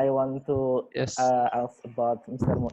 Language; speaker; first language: English; non-native, learner; Indonesian